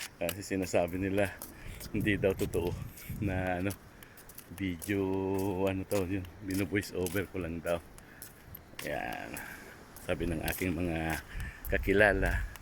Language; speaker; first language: Filipino; non-native, local second language; Iloko